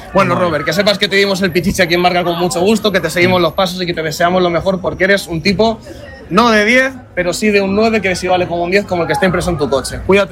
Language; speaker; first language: Spanish; native; Spanish